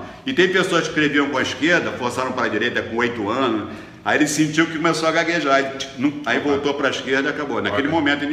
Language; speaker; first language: Portuguese; native; Portuguese